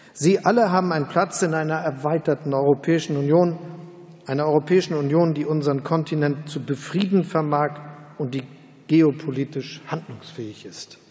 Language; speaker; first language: German; native; German